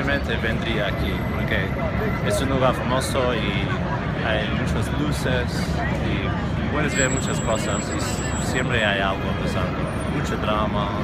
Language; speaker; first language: Spanish; non-native, fluent; English